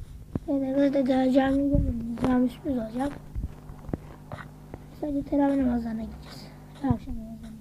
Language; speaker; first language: Turkish; native; Turkish